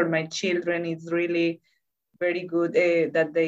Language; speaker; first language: English; non-native, learner; Spanish